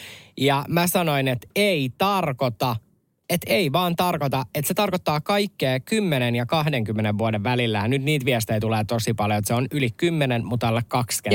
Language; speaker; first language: Finnish; native; Finnish